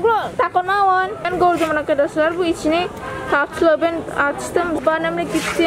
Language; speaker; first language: Turkish; non-native, learner; Javanese